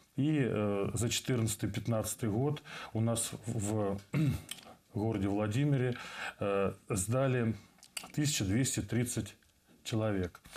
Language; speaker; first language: Russian; native; Russian